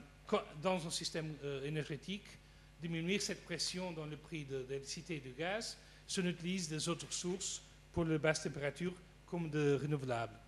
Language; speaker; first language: French; non-native, fluent; Portuguese